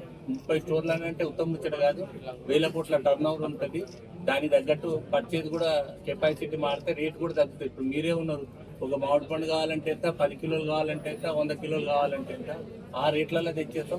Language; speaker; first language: Telugu; native; Telugu